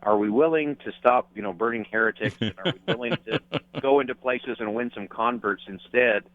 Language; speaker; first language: English; native; English